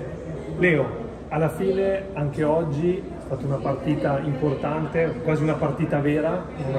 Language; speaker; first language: Italian; native; Italian